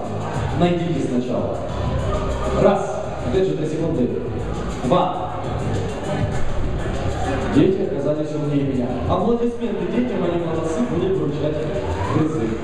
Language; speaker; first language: Russian; native; Russian